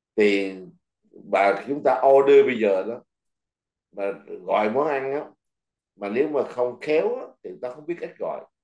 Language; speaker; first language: Vietnamese; native; Vietnamese